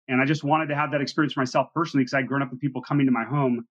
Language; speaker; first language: English; native; English